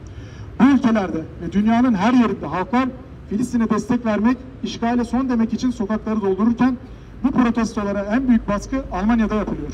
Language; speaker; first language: Turkish; native; Turkish